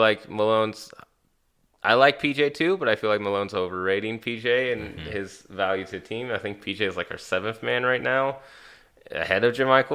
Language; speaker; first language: English; native; English